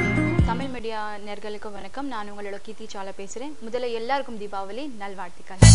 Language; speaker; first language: Tamil; non-native, fluent; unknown